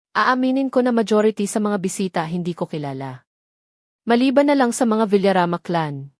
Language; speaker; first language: Filipino; native; Filipino